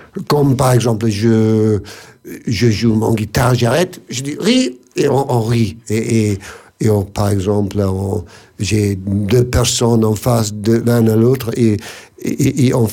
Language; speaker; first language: French; non-native, fluent; English